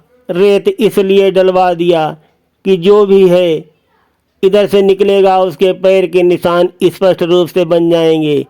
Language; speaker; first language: Hindi; native; Hindi